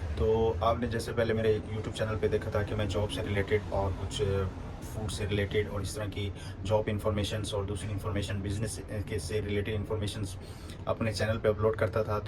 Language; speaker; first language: Urdu; non-native, local second language; Punjabi